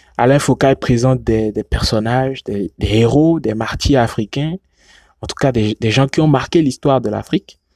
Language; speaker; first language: French; non-native, local second language; Yoruba